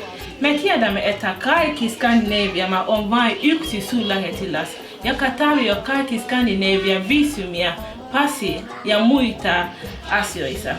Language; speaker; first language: Finnish; non-native, learner; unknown